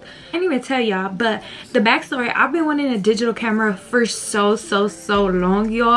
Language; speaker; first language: English; native; English